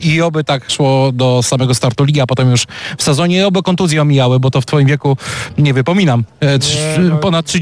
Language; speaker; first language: Polish; native; Polish